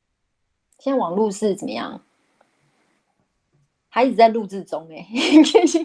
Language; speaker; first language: Chinese; native; Chinese